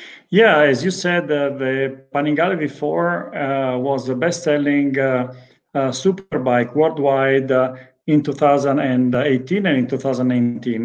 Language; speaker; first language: English; non-native, fluent; Italian